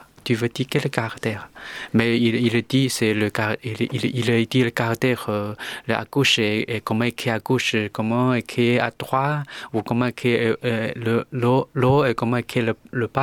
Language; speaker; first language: French; non-native, learner; Chinese